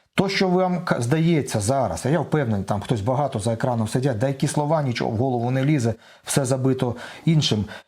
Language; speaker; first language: Ukrainian; non-native, local second language; Russian